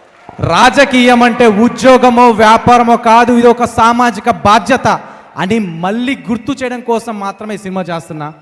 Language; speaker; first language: Telugu; native; Telugu